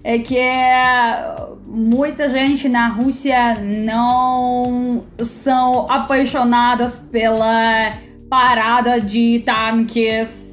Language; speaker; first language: Portuguese; non-native, fluent; Russian